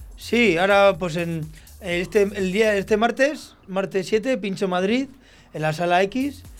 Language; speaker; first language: Spanish; native; Spanish